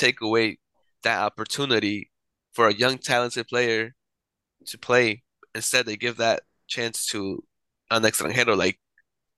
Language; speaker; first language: English; native; English